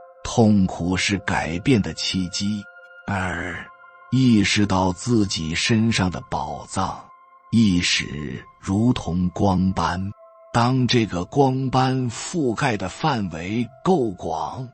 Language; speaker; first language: Chinese; native; Chinese